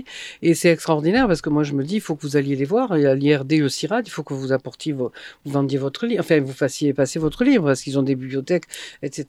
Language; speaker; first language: French; native; French